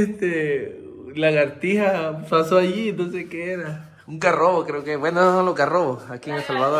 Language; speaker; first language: Spanish; native; Spanish